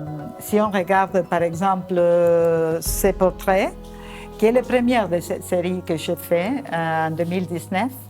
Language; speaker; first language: French; non-native, fluent; Spanish